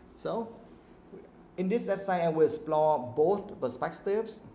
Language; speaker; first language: English; non-native, fluent; Vietnamese